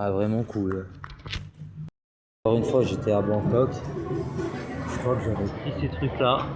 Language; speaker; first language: French; native; French